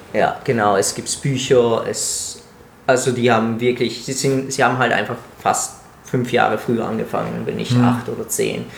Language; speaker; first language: German; non-native, fluent; Italian